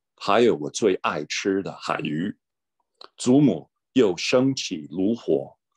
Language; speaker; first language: Chinese; non-native, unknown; English